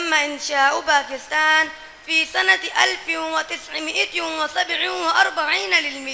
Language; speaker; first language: Arabic; non-native, learner; Urdu